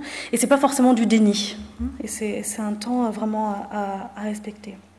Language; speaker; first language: French; native; French